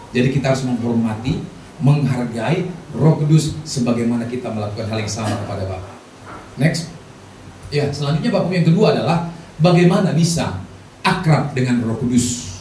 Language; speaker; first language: Indonesian; non-native, local second language; Batak Toba